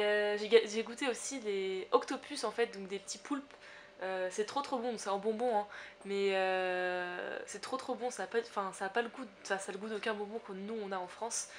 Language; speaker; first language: French; native; French